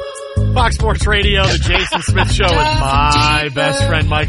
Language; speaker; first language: English; native; English